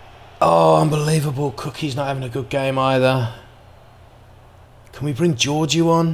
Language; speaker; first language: English; native; English